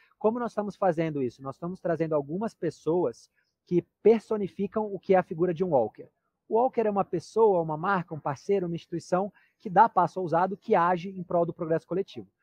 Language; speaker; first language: Portuguese; native; Portuguese